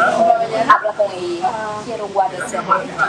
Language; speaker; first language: Spanish; non-native, learner; Portuguese